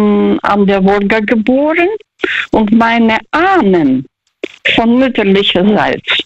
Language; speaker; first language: German; early bilingual, other home language; Russian